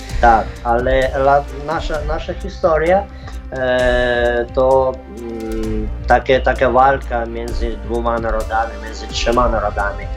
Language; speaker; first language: Polish; non-native, fluent; Ukrainian